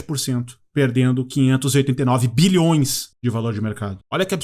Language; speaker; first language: Portuguese; native; Portuguese